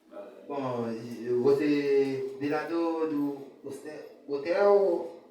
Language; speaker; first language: Portuguese; non-native, learner; Haitian Creole